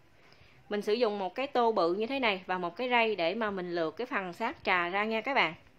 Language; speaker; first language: Vietnamese; native; Vietnamese